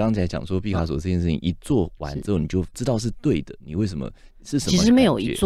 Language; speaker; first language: Chinese; native; Chinese